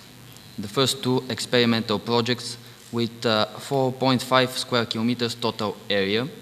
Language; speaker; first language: English; non-native, fluent; Bulgarian